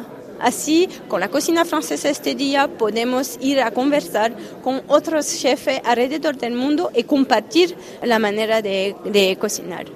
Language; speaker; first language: Spanish; non-native, fluent; French